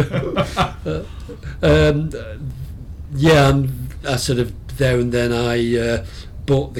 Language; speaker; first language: English; native; English